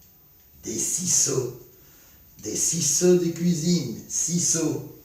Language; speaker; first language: French; non-native, fluent; Spanish